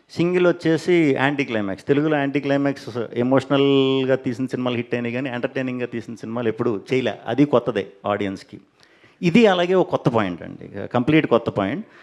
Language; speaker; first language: Telugu; native; Telugu